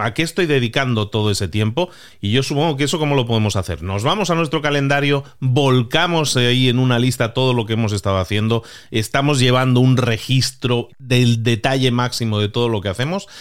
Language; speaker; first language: Spanish; native; Spanish